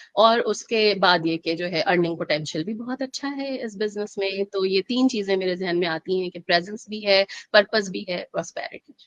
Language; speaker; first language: Urdu; native; Urdu